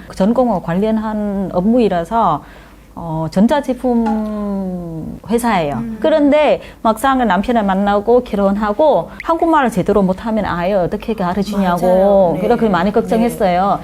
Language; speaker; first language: Korean; non-native, learner; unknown